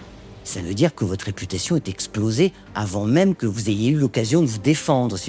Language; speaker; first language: French; native; French